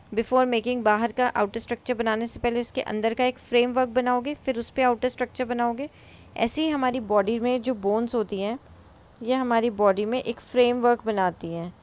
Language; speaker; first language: Hindi; native; Hindi